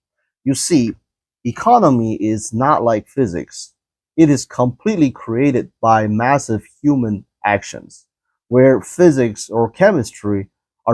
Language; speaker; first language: English; non-native, fluent; Chinese